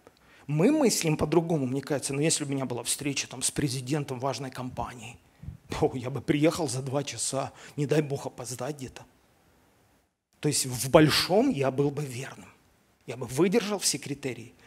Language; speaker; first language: Russian; native; Russian